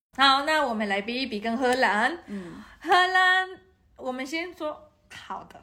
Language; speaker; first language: Chinese; non-native, fluent; Spanish